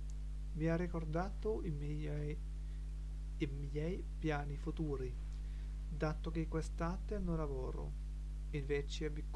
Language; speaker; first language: Italian; non-native, learner; German